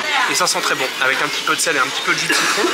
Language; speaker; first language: French; native; French